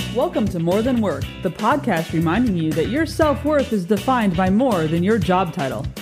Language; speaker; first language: English; native; English